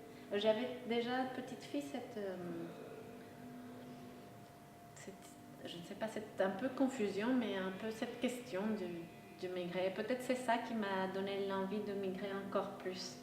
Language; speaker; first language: French; non-native, local second language; Spanish